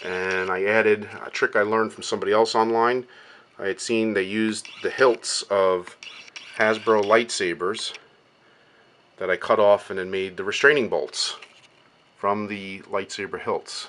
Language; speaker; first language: English; native; English